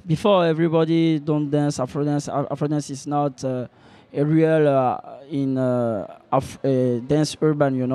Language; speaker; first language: English; non-native, learner; French